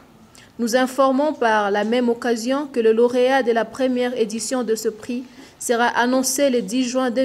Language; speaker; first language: French; non-native, local second language; Swahili